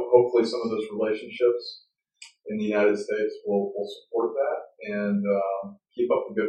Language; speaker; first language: English; native; English